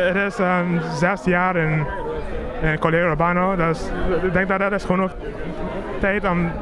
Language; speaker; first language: Dutch; non-native, local second language; Papiamento